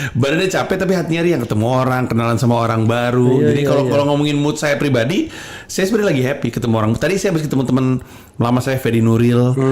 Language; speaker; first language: Indonesian; native; Indonesian